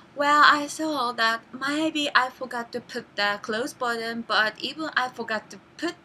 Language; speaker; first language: English; non-native, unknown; Japanese